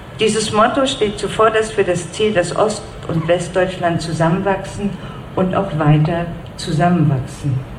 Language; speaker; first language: German; native; German